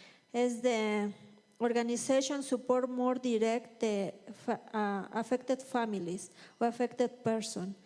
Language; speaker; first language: English; non-native, learner; Spanish